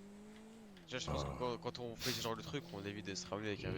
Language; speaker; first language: French; native; French